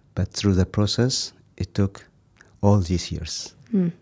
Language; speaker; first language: English; non-native, fluent; Amharic